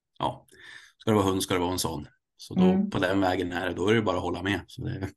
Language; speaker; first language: Swedish; native; Swedish